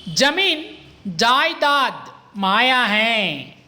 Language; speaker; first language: Hindi; non-native, local second language; Kannada